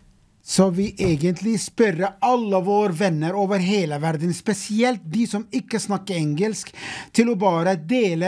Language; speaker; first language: Norwegian; non-native, fluent; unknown